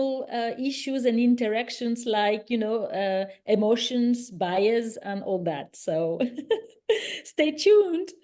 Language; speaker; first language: English; non-native, fluent; French